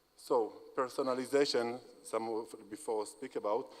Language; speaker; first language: English; non-native, fluent; Hebrew